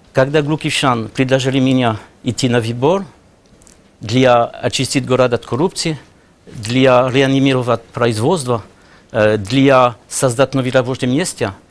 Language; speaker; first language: Russian; non-native, learner; French